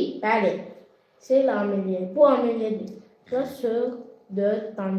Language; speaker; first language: French; non-native, learner; Azerbaijani